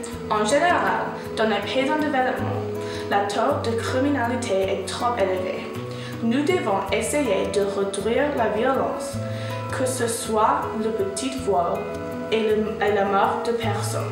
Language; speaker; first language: French; non-native, learner; English